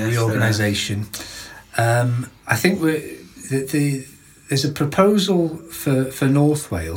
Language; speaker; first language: English; native; English